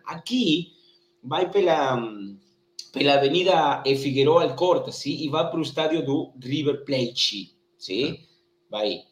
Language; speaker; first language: Portuguese; non-native, learner; Spanish